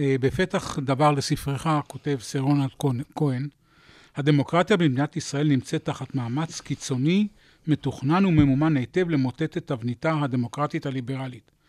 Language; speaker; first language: Hebrew; native; Hebrew